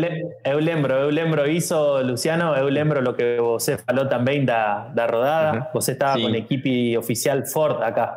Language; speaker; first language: Portuguese; non-native, learner; Spanish